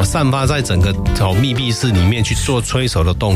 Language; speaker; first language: Chinese; native; Chinese